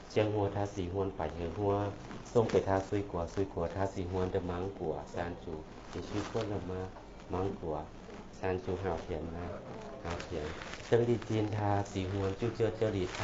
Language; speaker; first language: Chinese; non-native, learner; Thai